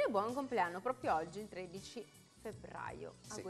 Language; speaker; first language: Italian; native; Italian